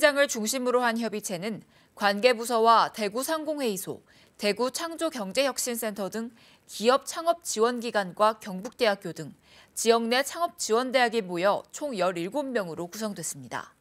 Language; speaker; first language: Korean; native; Korean